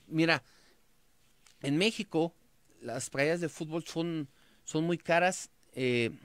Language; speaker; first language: Spanish; native; Spanish